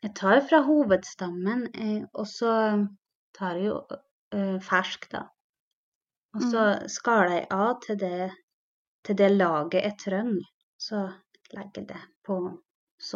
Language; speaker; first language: Norwegian; non-native, local second language; Northern Sami